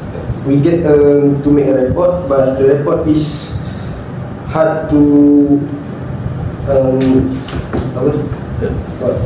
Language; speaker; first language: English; non-native, learner; Malay